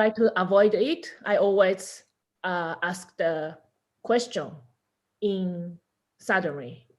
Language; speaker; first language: English; non-native, learner; Japanese